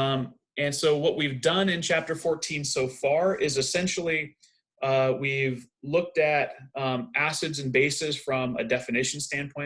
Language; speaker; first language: English; native; English